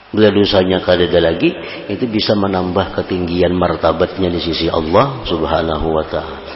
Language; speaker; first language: Indonesian; non-native, local second language; Banjar